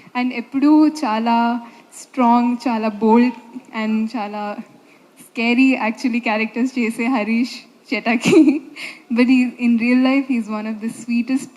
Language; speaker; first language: Telugu; non-native, fluent; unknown